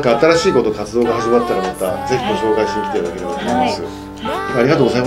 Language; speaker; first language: Japanese; native; Japanese